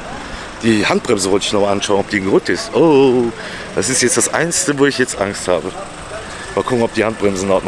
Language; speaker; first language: German; native; German